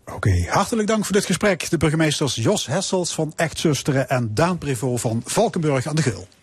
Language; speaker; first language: Dutch; native; Dutch